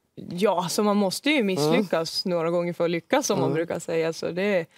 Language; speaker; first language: Swedish; native; Swedish